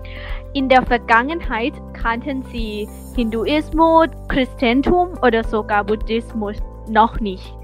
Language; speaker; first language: German; non-native, learner; Thai